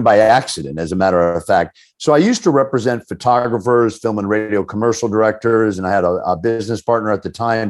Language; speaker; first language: English; native; English